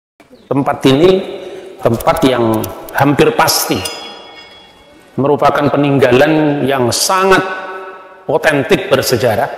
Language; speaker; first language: Indonesian; native; Indonesian